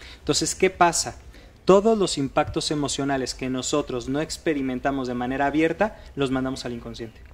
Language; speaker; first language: Spanish; native; Spanish